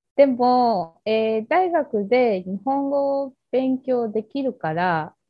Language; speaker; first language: Japanese; non-native, fluent; Spanish